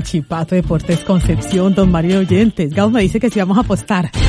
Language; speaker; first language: Spanish; native; Spanish